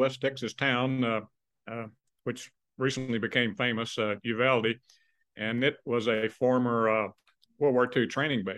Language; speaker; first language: English; native; English